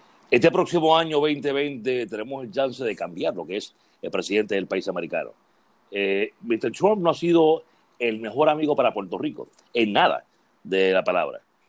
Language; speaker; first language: Spanish; native; Spanish